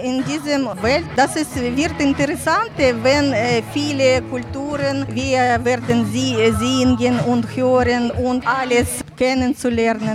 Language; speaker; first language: German; non-native, learner; Ukrainian